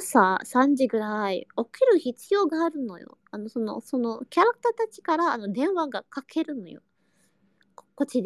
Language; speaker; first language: Japanese; non-native, learner; Indonesian